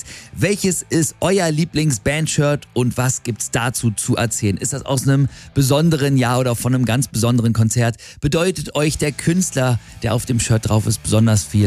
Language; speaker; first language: German; native; German